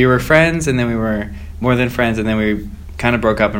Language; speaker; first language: English; native; English